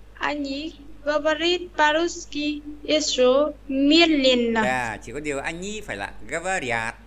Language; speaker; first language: Russian; non-native, learner; Vietnamese